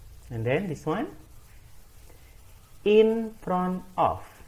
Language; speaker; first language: English; non-native, fluent; Indonesian